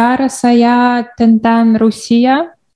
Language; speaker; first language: Indonesian; non-native, learner; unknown